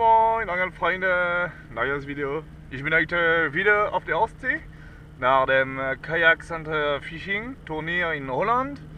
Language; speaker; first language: German; non-native, learner; French